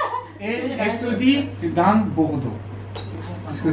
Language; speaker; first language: French; non-native, learner; Korean